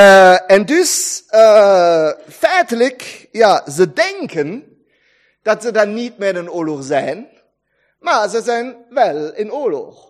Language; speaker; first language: Dutch; non-native, fluent; German